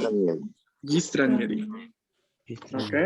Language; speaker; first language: Italian; non-native, fluent; Spanish